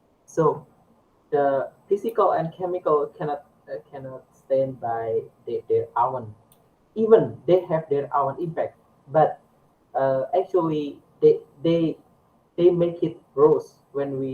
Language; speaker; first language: English; non-native, learner; Indonesian